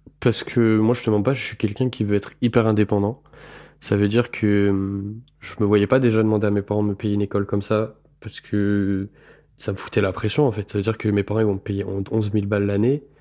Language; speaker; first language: French; native; French